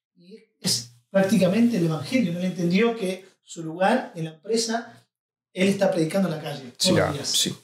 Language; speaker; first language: Spanish; native; Spanish